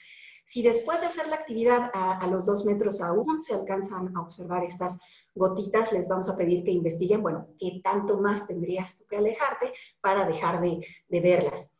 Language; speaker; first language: Spanish; native; Spanish